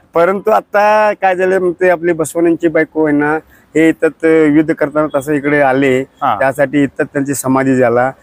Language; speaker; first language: Marathi; non-native, local second language; Kannada